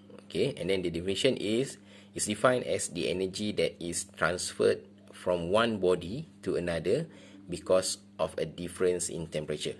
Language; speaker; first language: English; non-native, local second language; Malay